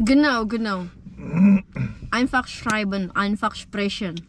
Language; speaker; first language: German; non-native, learner; Indonesian